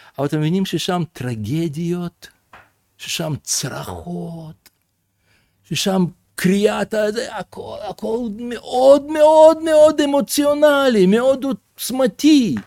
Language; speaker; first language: Hebrew; non-native, fluent; Russian